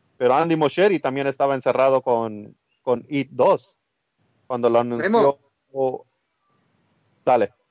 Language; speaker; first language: Spanish; early bilingual, heritage; Spanish